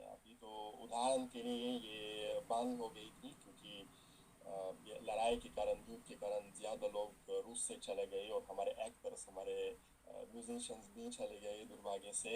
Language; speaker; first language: Hindi; non-native, fluent; Russian